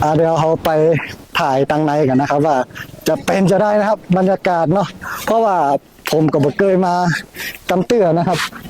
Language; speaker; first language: Thai; native; Thai